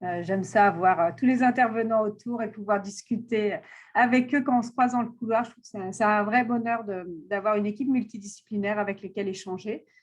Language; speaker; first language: French; native; French